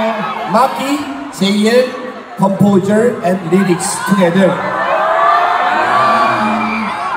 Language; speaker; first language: English; non-native, learner; Korean